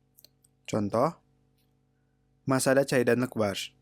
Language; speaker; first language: Turkish; non-native, fluent; Indonesian